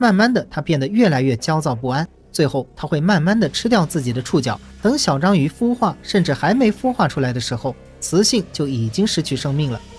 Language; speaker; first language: Chinese; native; Chinese